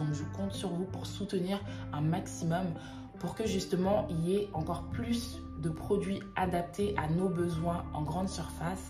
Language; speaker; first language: French; native; French